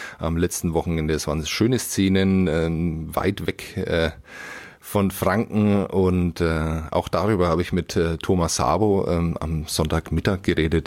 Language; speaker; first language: German; native; German